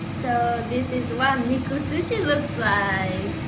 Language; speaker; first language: English; non-native, fluent; Japanese